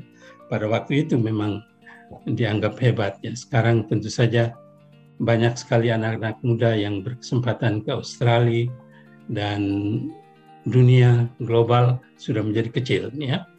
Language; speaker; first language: Indonesian; non-native, local second language; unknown